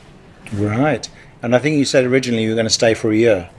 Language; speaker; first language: English; native; English